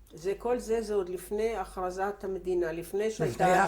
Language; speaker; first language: Hebrew; native; Hebrew